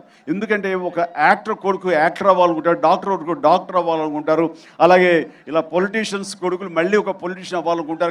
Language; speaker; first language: Telugu; native; Telugu